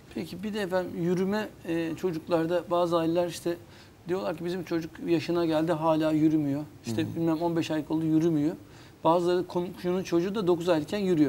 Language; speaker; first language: Turkish; native; Turkish